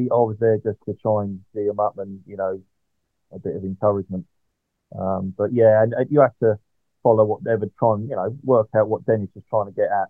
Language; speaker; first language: English; native; English